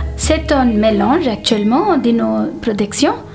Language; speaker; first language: French; non-native, fluent; Telugu